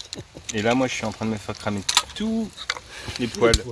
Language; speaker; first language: French; native; French